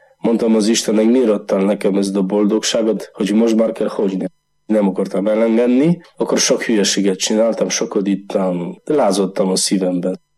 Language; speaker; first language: Hungarian; non-native, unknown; Polish